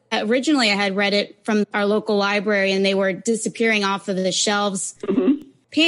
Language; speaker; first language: English; native; English